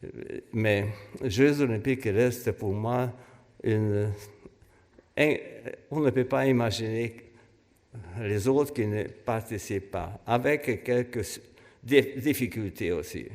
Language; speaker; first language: French; non-native, fluent; Hungarian